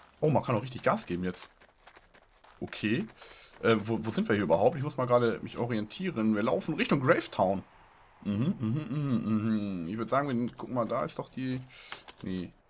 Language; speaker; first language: German; native; German